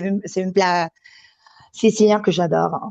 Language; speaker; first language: French; non-native, fluent; Italian